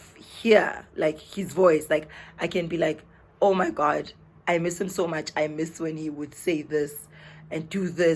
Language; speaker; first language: English; non-native, local second language; Zulu